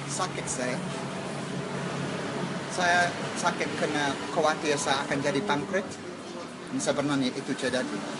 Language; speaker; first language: Indonesian; non-native, learner; English